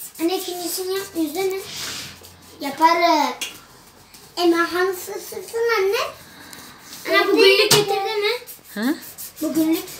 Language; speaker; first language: Turkish; early bilingual, heritage; Turkish